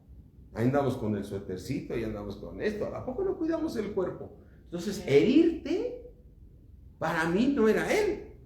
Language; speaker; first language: Spanish; native; Spanish